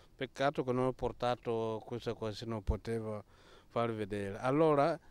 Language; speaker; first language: Italian; non-native, fluent; Mossi